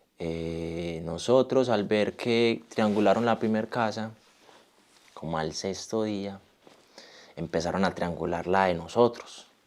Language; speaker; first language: Spanish; native; Spanish